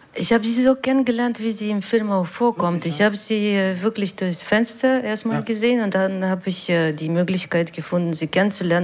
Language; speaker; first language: German; non-native, fluent; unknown